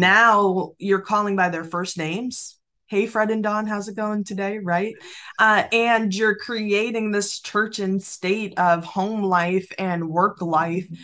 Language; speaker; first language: English; native; English